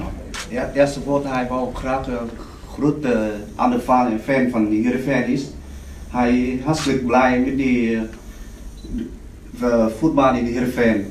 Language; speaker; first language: Dutch; non-native, learner; Vietnamese